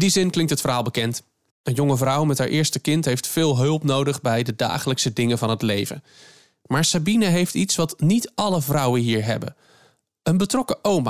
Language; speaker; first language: Dutch; native; Dutch